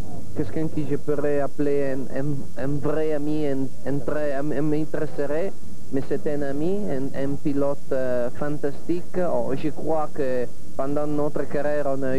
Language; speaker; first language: French; non-native, fluent; Italian